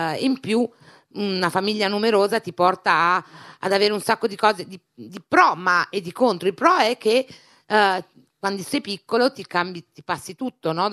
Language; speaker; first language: Italian; native; Italian